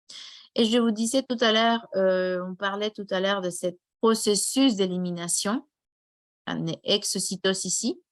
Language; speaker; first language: French; non-native, fluent; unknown